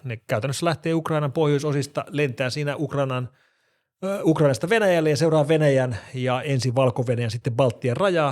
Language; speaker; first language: Finnish; native; Finnish